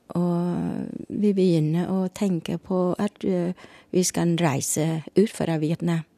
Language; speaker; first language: Norwegian; non-native, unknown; Vietnamese